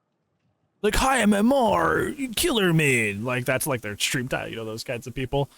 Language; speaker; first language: English; native; English